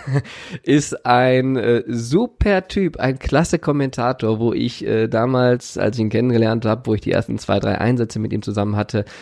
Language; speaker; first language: German; native; German